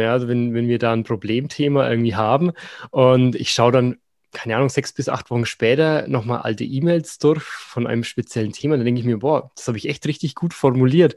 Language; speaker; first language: German; native; German